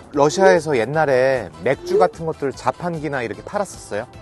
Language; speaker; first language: Korean; native; Korean